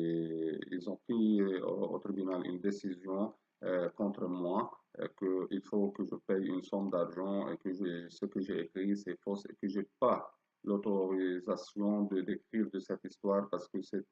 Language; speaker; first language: French; non-native, fluent; Arabic